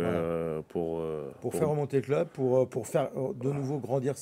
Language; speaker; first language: French; native; French